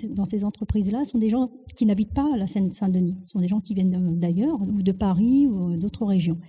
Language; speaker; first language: French; early bilingual, other home language; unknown